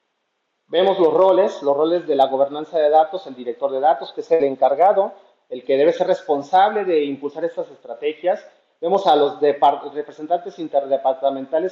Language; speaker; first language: Spanish; native; Spanish